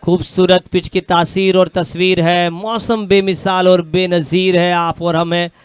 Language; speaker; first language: Hindi; non-native, local second language; Marathi